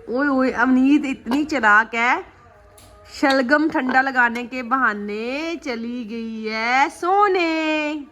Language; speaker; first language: Hindi; non-native, local second language; Punjabi